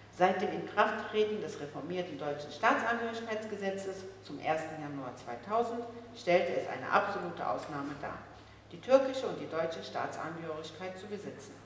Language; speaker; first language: German; early bilingual, other home language; Turkish